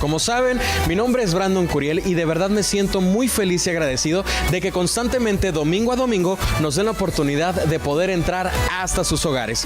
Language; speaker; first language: Spanish; native; Spanish